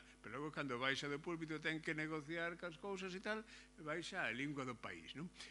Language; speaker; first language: Galician; non-native, local second language; Spanish